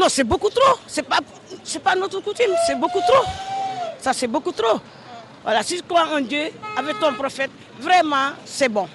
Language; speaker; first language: French; non-native, local second language; Wolof